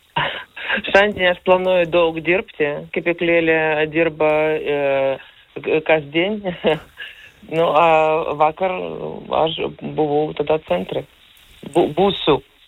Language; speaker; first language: Lithuanian; non-native, learner; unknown